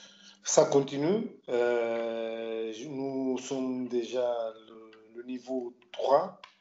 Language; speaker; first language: French; non-native, local second language; Portuguese